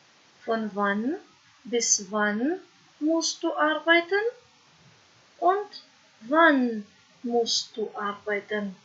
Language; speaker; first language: German; non-native, fluent; Macedonian